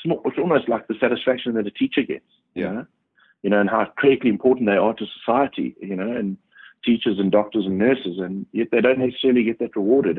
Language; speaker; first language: English; native; English